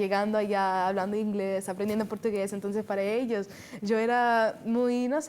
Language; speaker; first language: Spanish; early bilingual, heritage; Spanish